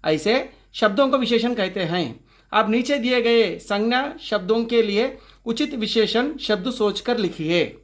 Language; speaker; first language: Hindi; non-native, local second language; Telugu